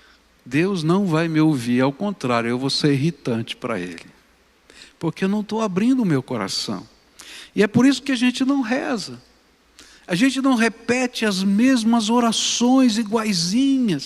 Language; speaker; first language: Portuguese; native; Portuguese